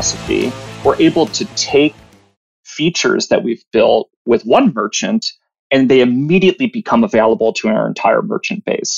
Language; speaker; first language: English; native; English